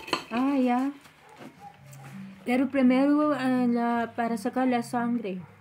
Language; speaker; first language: Spanish; non-native, learner; Filipino